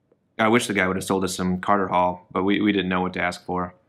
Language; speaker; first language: English; native; English